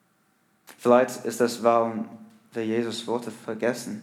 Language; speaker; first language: German; non-native, learner; English